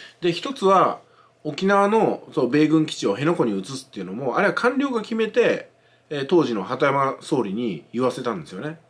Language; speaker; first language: Japanese; native; Japanese